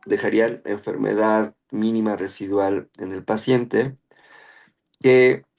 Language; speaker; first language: Spanish; native; Spanish